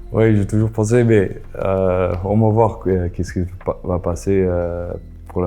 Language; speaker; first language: French; non-native, fluent; Afrikaans